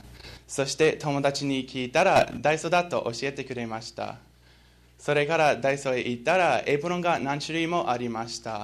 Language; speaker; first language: Japanese; non-native, learner; English